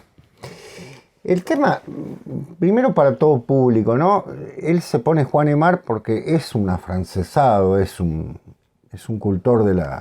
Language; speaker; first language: Spanish; native; Spanish